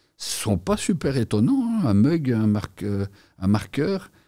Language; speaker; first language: French; native; French